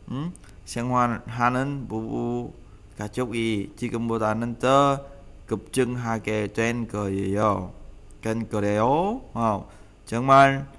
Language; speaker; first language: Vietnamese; native; Vietnamese